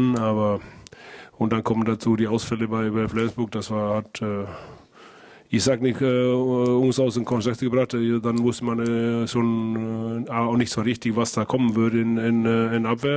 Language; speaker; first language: German; non-native, fluent; Icelandic